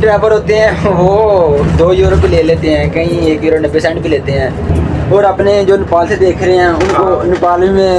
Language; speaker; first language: Hindi; non-native, local second language; Punjabi